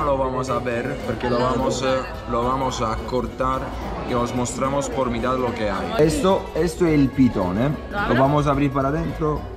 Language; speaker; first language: Spanish; non-native, fluent; Italian